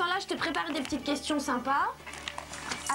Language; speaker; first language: French; native; French